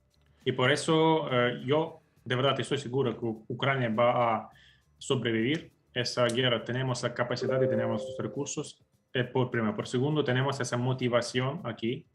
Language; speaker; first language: Spanish; non-native, fluent; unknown